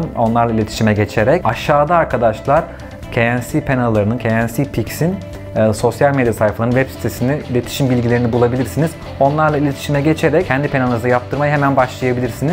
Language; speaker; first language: Turkish; native; Turkish